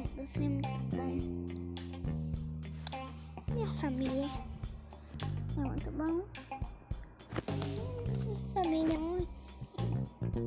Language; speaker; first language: Portuguese; non-native, learner; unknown